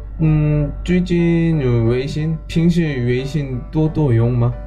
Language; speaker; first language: Chinese; non-native, learner; Korean